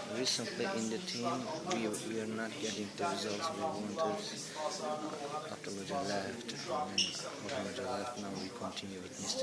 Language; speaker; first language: English; non-native, learner; Turkish